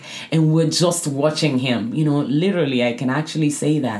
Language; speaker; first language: English; non-native, local second language; Yoruba